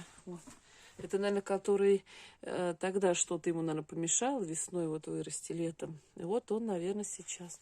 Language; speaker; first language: Russian; native; Russian